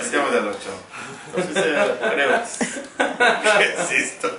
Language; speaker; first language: Spanish; non-native, learner; Portuguese